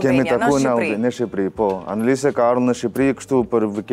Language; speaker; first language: Albanian; non-native, learner; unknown